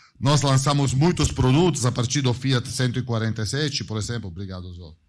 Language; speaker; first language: Portuguese; non-native, fluent; Italian